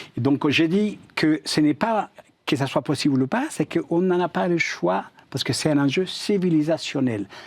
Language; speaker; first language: French; non-native, fluent; Spanish